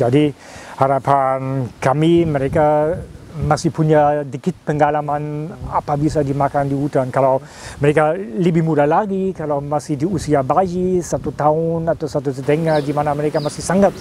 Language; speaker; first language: Indonesian; non-native, fluent; German